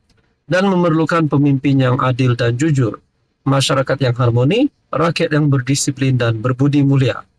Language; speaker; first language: Malay; native; Malay